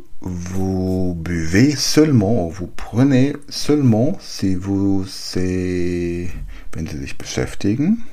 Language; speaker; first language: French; non-native, learner; German